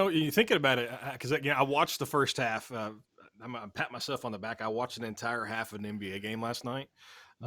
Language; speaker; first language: English; native; English